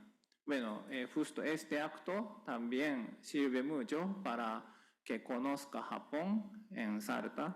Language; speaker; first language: Spanish; non-native, fluent; Japanese